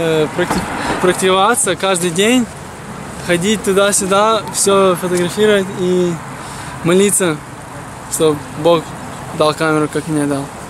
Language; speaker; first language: Russian; early bilingual, heritage; Russian